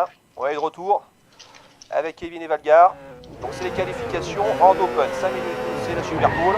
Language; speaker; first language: French; native; French